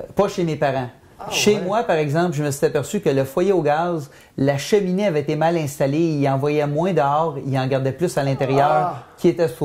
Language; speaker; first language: French; native; French